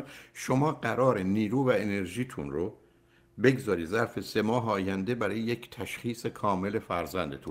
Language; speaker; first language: Persian; native; Persian